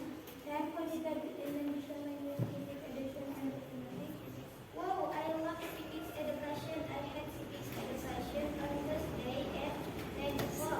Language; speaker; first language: English; non-native, learner; Indonesian